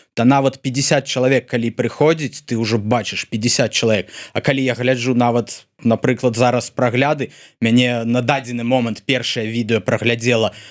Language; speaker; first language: Belarusian; non-native, local second language; Russian